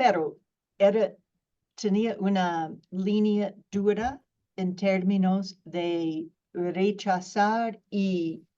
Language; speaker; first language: Spanish; non-native, fluent; English